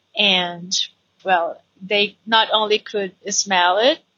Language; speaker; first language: English; non-native, fluent; Portuguese